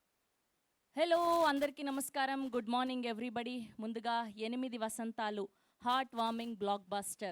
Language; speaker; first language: Telugu; native; Telugu